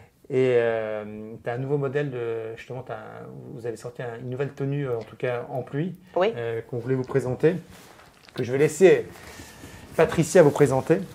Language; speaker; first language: French; native; French